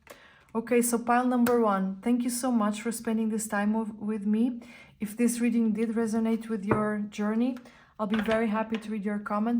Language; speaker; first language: English; non-native, fluent; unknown